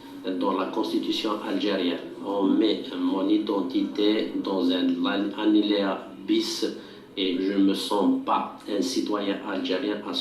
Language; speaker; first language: French; non-native, local second language; Kabyle